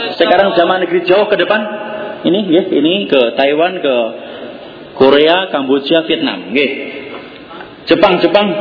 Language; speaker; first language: Indonesian; non-native, local second language; Javanese